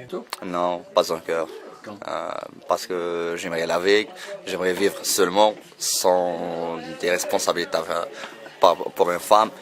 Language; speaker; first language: French; non-native, learner; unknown